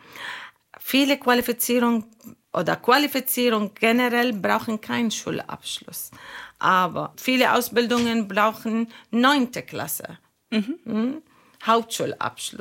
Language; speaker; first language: German; non-native, learner; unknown